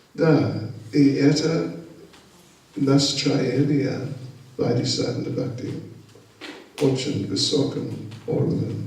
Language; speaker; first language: Russian; non-native, learner; English